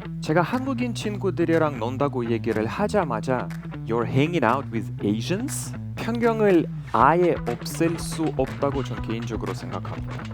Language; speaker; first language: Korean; non-native, fluent; Russian